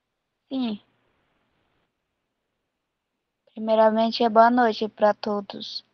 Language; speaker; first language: Portuguese; non-native, local second language; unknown